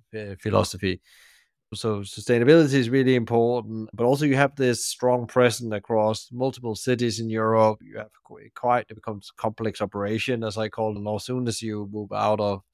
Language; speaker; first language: English; non-native, fluent; Danish